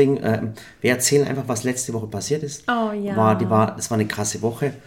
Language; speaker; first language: German; native; German